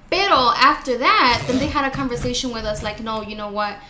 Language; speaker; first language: English; early bilingual, other home language; Spanish